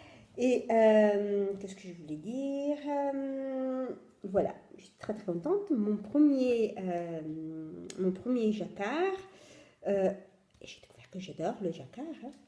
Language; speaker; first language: French; non-native, fluent; Italian